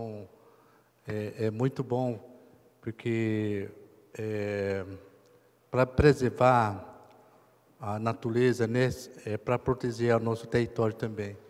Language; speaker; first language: Portuguese; non-native, local second language; Kayapó